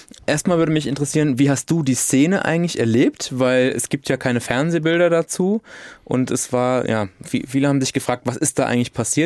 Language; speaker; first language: German; native; German